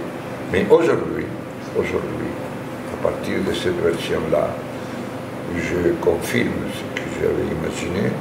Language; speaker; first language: French; non-native, fluent; Spanish